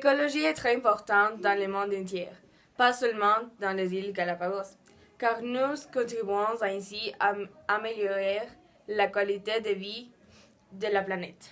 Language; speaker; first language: French; non-native, learner; Spanish